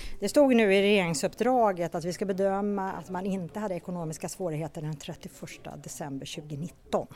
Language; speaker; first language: Swedish; native; Swedish